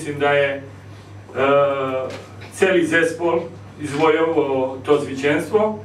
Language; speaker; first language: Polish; non-native, learner; Serbian